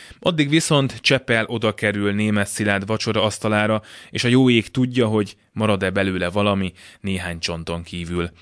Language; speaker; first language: Hungarian; native; Hungarian